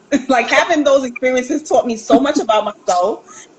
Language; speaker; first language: English; native; English